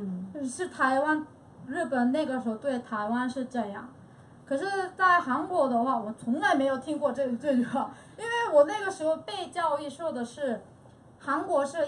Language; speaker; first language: Chinese; non-native, fluent; Korean